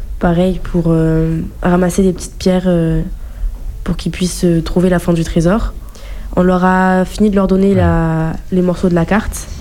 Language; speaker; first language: French; native; French